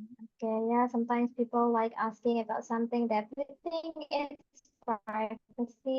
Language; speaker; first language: English; non-native, fluent; Indonesian